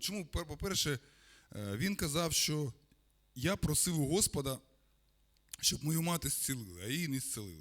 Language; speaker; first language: Ukrainian; non-native, local second language; Russian